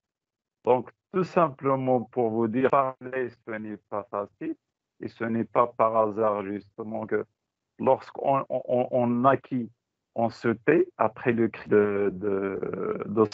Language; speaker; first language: French; non-native, local second language; Tachelhit